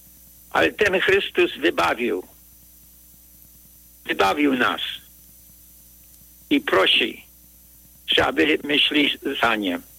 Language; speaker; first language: Polish; early bilingual, heritage; Polish